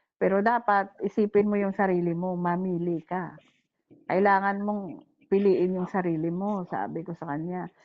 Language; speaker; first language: Filipino; non-native, local second language; Hiligaynon